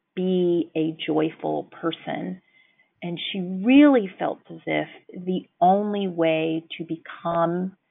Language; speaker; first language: English; native; English